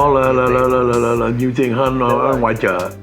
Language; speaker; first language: Vietnamese; early bilingual, heritage; English